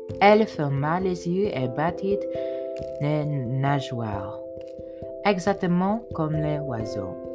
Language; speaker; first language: French; non-native, learner; English